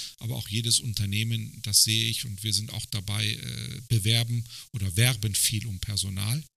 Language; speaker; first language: German; early bilingual, other home language; Turkish